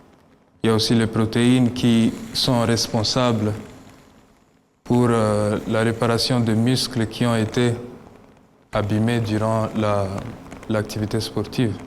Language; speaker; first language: French; non-native, local second language; Kinyarwanda